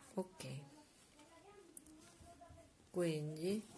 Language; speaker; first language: Italian; non-native, learner; Russian